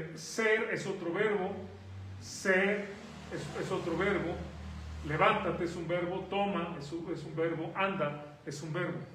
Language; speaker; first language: Spanish; native; Spanish